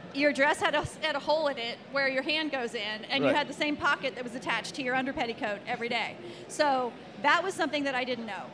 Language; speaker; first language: English; native; English